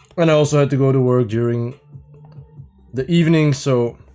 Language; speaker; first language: English; non-native, fluent; Dutch